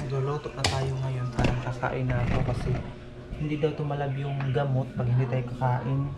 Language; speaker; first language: Filipino; non-native, local second language; Cebuano